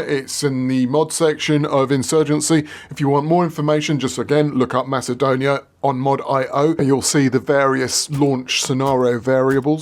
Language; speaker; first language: English; native; English